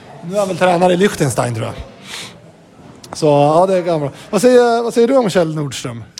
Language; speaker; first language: Swedish; native; Swedish